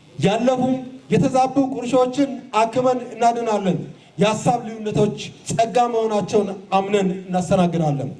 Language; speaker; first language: Amharic; non-native, local second language; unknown